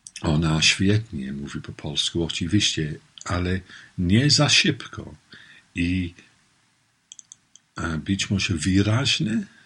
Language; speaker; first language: Polish; non-native, learner; English